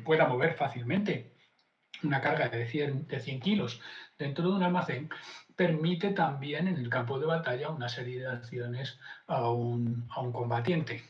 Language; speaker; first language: Spanish; native; Spanish